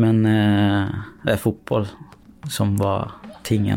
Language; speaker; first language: Norwegian; non-native, fluent; Tamil